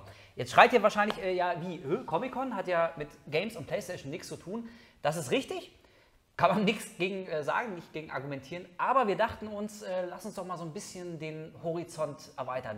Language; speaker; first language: German; native; German